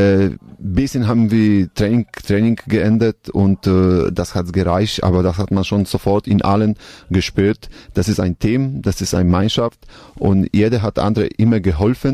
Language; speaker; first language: German; non-native, learner; Polish